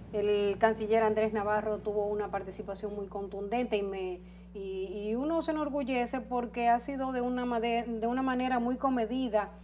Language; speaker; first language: Spanish; native; Spanish